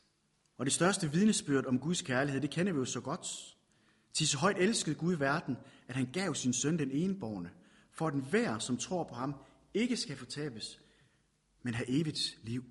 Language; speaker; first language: Danish; native; Danish